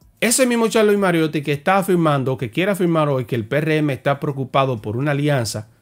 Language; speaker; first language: Spanish; native; Spanish